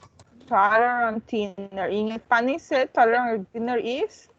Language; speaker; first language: English; non-native, learner; Spanish